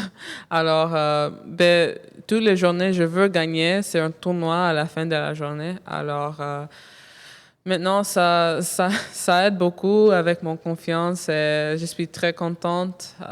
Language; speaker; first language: French; non-native, local second language; English